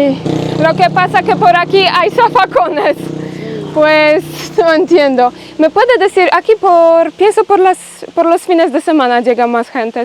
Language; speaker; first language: Spanish; non-native, learner; Polish